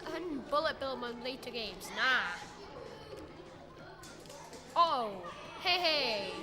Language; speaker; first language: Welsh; non-native, local second language; English